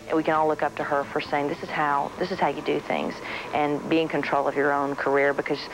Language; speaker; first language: English; native; English